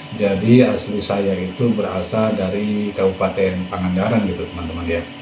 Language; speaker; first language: Indonesian; non-native, local second language; Sundanese